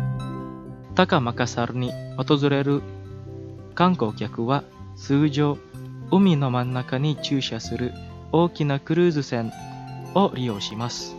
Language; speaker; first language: Japanese; non-native, fluent; Indonesian